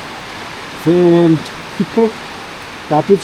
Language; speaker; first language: French; non-native, learner; Khmer